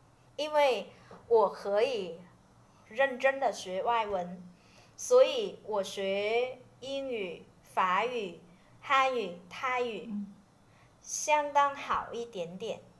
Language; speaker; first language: Chinese; non-native, fluent; Vietnamese